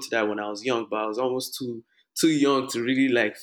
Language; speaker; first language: English; non-native, local second language; Yoruba